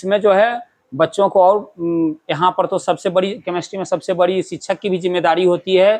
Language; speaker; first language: Hindi; native; Hindi